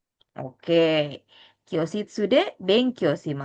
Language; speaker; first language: Japanese; non-native, fluent; Indonesian